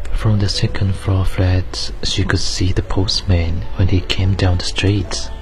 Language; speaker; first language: English; non-native, fluent; Chinese